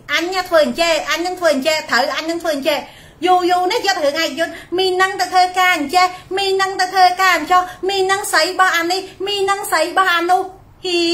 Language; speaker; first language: Khmer; native; Khmer